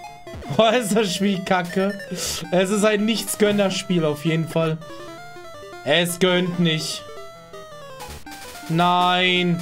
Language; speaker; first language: German; native; German